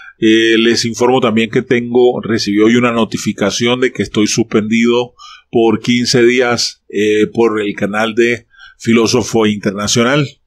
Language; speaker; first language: Spanish; native; Spanish